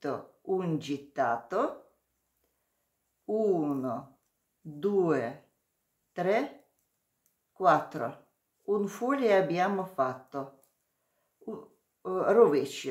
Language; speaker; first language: Italian; non-native, learner; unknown